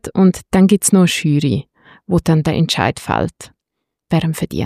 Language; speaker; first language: German; native; German